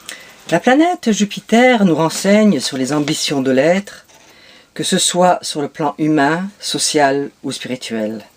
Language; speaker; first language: French; native; French